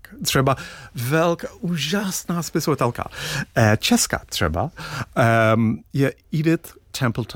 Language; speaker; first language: Czech; non-native, fluent; English